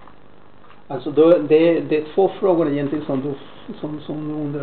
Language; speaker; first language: Swedish; non-native, fluent; Spanish